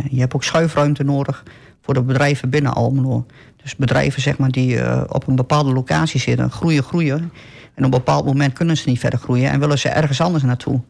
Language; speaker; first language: Dutch; native; Dutch